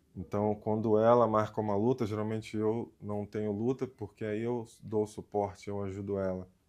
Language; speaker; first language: Portuguese; native; Portuguese